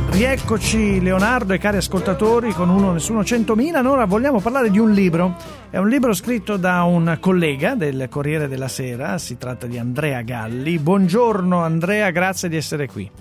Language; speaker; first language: Italian; native; Italian